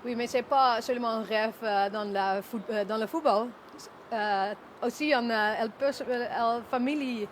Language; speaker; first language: French; non-native, learner; Dutch